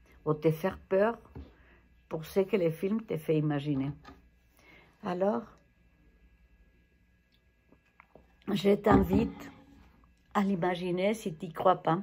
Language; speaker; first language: French; non-native, fluent; Spanish